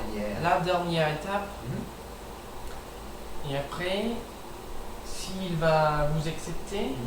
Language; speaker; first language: French; non-native, learner; English